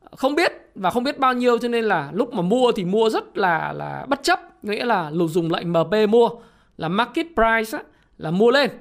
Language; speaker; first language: Vietnamese; native; Vietnamese